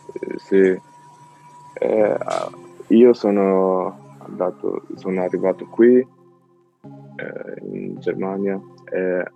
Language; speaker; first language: Italian; non-native, learner; Albanian